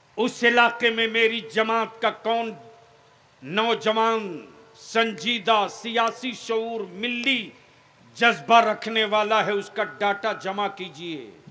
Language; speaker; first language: Hindi; native; Hindi